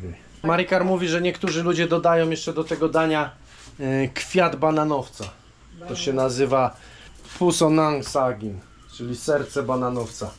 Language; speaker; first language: Polish; native; Polish